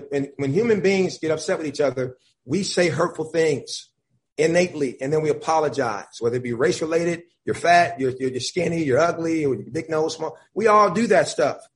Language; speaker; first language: English; native; English